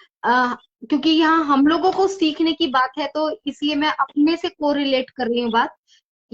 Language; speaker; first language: Hindi; native; Hindi